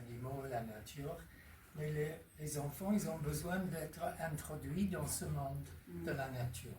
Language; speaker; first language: French; non-native, fluent; English